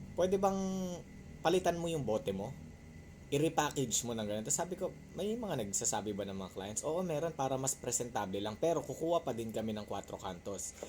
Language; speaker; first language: Filipino; non-native, local second language; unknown